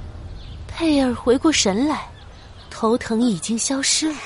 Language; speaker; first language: Chinese; native; Chinese